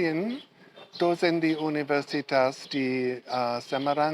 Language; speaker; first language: Indonesian; non-native, learner; English